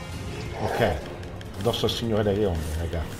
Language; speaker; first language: Italian; native; Italian